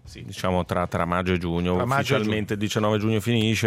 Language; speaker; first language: Italian; native; Italian